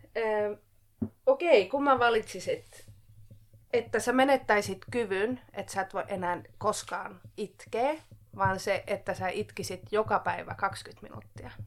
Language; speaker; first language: Finnish; non-native, local second language; Swedish